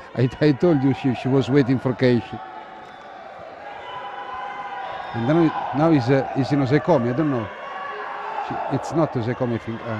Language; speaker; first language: English; non-native, fluent; Italian